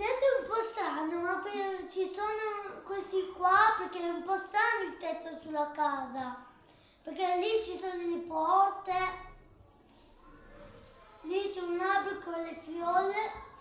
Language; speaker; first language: Italian; early bilingual, other home language; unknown